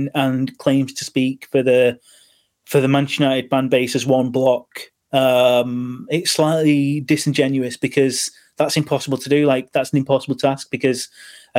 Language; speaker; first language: English; native; English